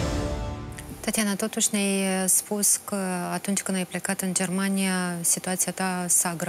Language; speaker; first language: Romanian; native; Romanian